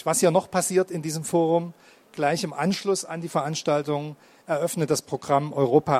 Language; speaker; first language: German; native; German